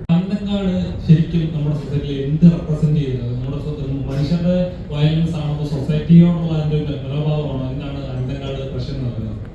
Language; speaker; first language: Malayalam; native; Malayalam